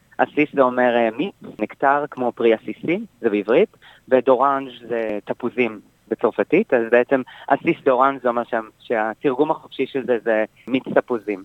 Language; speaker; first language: Hebrew; native; Hebrew